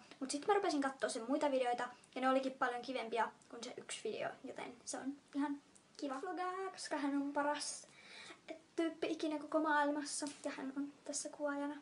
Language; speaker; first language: Finnish; native; Finnish